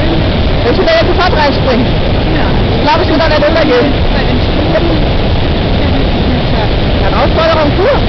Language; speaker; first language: German; native; German